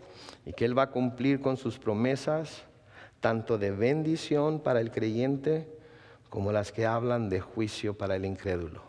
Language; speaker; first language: Spanish; native; Spanish